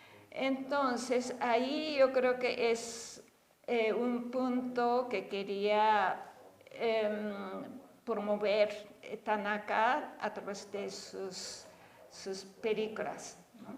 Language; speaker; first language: Spanish; non-native, fluent; Japanese